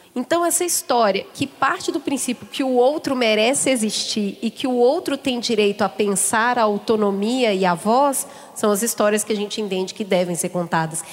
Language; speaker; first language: Portuguese; native; Portuguese